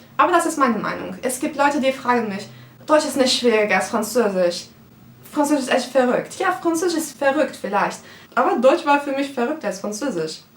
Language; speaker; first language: German; non-native, fluent; Turkish